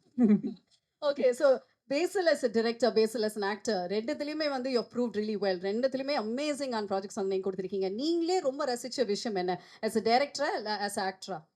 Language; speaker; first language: Tamil; native; Tamil